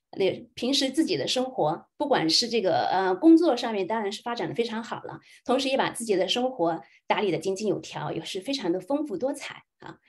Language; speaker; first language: Chinese; native; Chinese